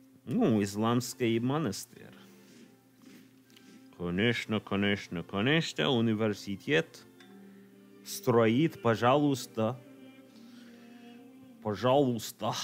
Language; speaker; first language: Russian; non-native, learner; English